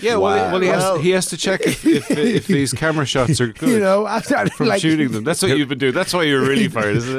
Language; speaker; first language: English; native; English